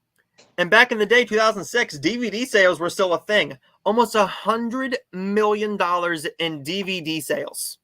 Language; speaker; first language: English; native; English